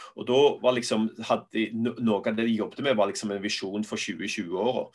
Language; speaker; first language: Norwegian; native; Norwegian